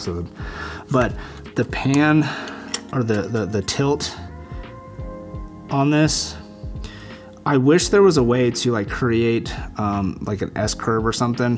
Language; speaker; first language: English; native; English